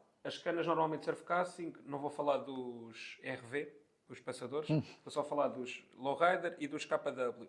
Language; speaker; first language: Portuguese; native; Portuguese